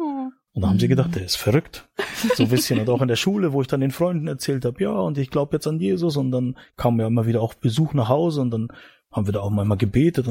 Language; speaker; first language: German; native; German